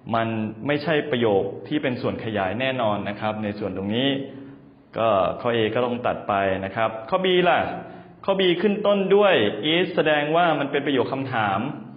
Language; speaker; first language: Thai; native; Thai